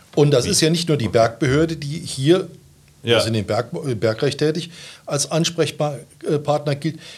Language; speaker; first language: German; native; German